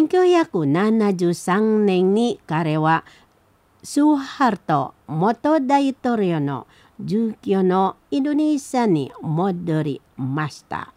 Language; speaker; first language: Japanese; non-native, learner; Indonesian